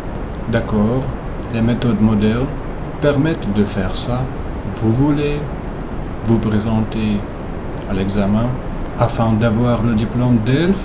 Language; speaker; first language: French; non-native, fluent; Russian